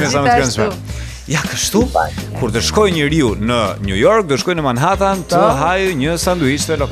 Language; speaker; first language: Albanian; native; Albanian